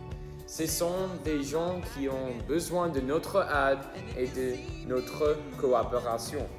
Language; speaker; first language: French; non-native, learner; English